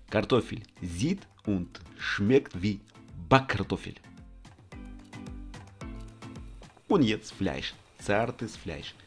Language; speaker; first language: German; non-native, learner; Russian